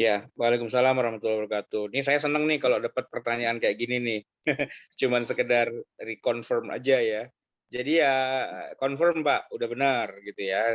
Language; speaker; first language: Indonesian; native; Indonesian